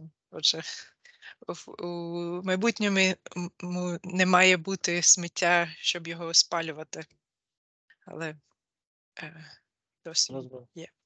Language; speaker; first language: Ukrainian; non-native, fluent; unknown